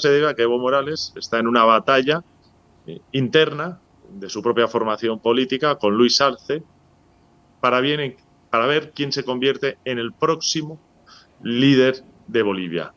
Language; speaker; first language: Spanish; native; Spanish